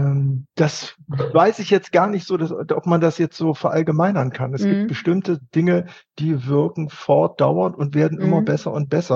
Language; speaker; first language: German; native; German